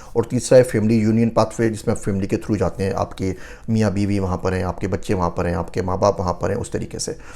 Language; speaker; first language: Urdu; native; Urdu